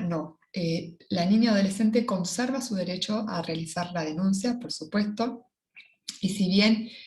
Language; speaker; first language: Spanish; native; Spanish